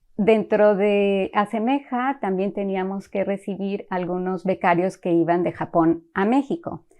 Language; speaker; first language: Spanish; native; Spanish